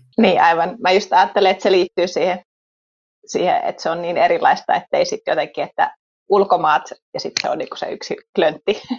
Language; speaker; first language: Finnish; native; Finnish